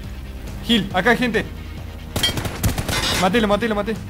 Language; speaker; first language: Spanish; native; Spanish